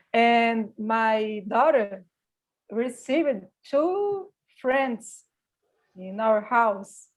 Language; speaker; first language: English; non-native, learner; Portuguese